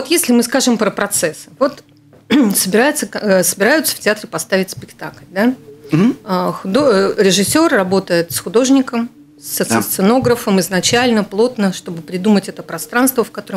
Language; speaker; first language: Russian; native; Russian